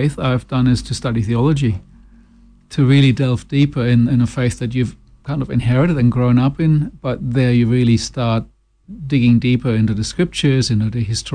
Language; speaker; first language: English; non-native, fluent; German